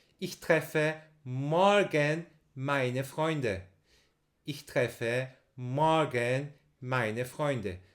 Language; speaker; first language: German; non-native, fluent; Turkish